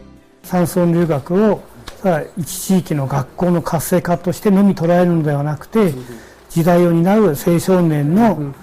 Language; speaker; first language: Japanese; native; Japanese